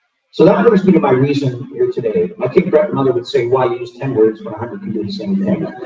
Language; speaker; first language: English; native; English